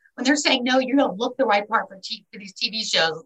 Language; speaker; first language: English; native; English